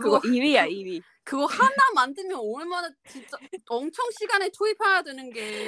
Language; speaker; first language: Korean; non-native, fluent; Chinese